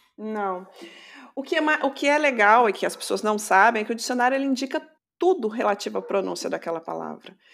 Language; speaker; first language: Portuguese; native; Portuguese